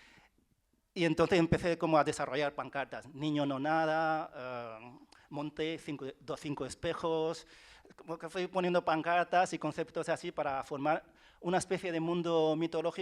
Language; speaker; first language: Spanish; early bilingual, other home language; Chinese